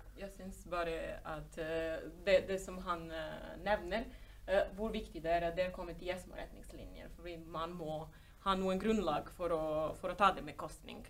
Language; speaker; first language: Norwegian; non-native, fluent; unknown